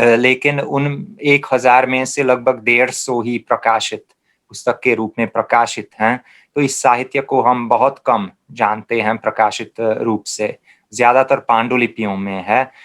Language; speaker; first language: Hindi; non-native, fluent; Hungarian